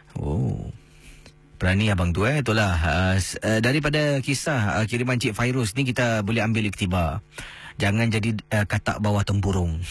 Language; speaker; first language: Malay; native; Malay